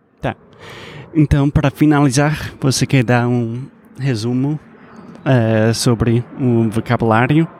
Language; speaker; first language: Portuguese; non-native, fluent; English